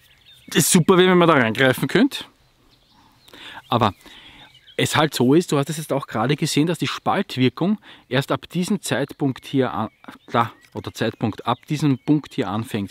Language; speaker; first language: German; native; German